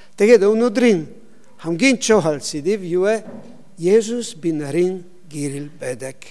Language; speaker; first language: Mongolian; non-native, learner; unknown